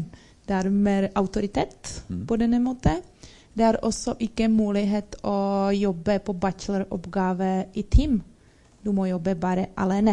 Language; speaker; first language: Norwegian; non-native, learner; Czech